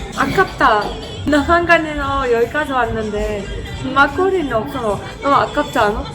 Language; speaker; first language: Korean; non-native, fluent; Uzbek